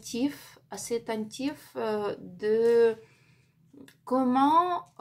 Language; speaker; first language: French; non-native, learner; Ukrainian